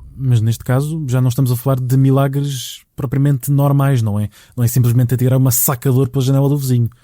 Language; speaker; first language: Portuguese; native; Portuguese